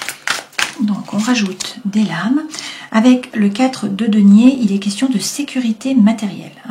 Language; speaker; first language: French; native; French